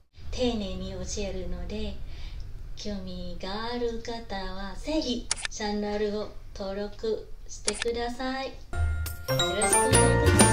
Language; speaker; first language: Japanese; non-native, fluent; Thai